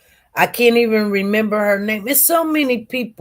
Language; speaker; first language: English; native; English